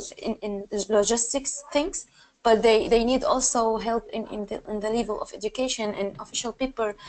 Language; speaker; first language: English; non-native, learner; Arabic